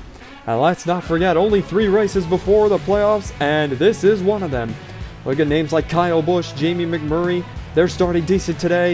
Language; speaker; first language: English; native; English